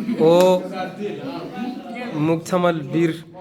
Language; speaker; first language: Turkish; non-native, learner; Arabic